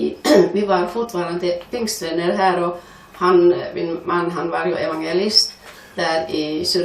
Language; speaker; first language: Swedish; non-native, fluent; Finnish